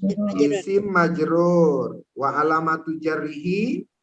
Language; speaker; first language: Arabic; non-native, fluent; Indonesian